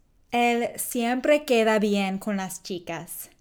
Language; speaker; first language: Spanish; non-native, fluent; English